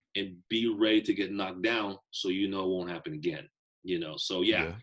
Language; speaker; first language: English; native; English